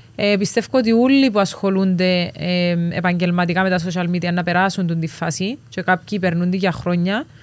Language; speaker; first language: Greek; native; Greek